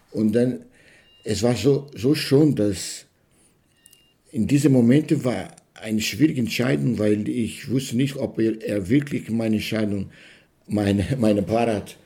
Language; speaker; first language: German; non-native, learner; Portuguese